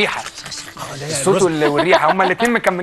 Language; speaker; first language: Arabic; native; Arabic